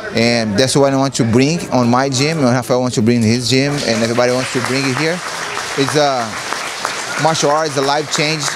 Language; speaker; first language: English; non-native, learner; Portuguese